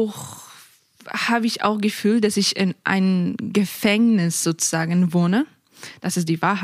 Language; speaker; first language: German; non-native, fluent; Persian